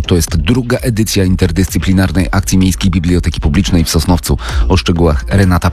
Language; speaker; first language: Polish; native; Polish